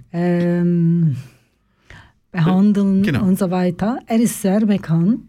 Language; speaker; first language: German; non-native, learner; Turkish